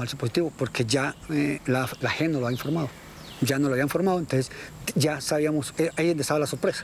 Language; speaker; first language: Spanish; native; Spanish